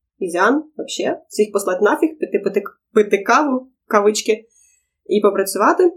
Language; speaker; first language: Ukrainian; non-native, local second language; Russian